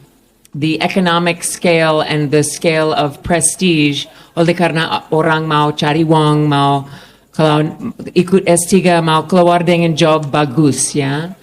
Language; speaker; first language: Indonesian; non-native, fluent; English